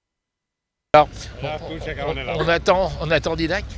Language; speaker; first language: French; native; French